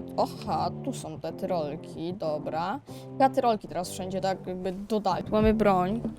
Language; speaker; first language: Polish; native; Polish